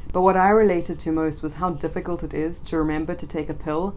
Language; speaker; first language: English; native; English